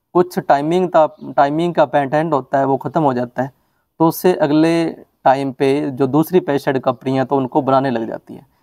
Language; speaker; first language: Hindi; non-native, local second language; Punjabi